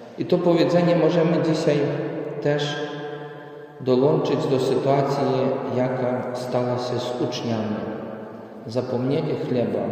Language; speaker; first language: Polish; non-native, local second language; Ukrainian